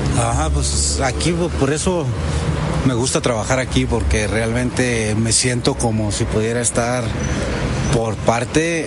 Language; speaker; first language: Spanish; early bilingual, heritage; Spanish